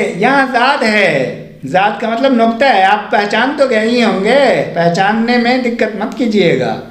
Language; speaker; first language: Hindi; native; Hindi